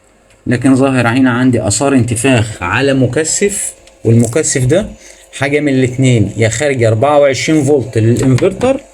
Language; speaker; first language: Arabic; native; Arabic